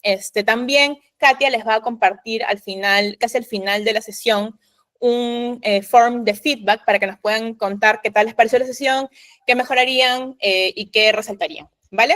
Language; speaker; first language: Spanish; native; Spanish